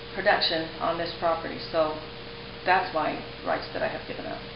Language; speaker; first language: English; native; English